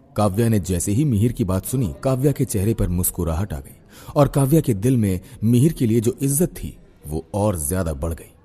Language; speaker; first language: Hindi; native; Hindi